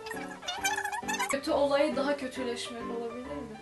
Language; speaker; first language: Turkish; non-native, fluent; Arabic